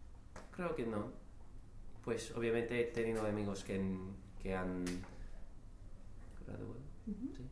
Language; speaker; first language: Spanish; non-native, fluent; English